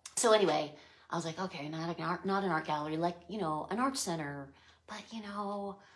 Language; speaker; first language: English; native; English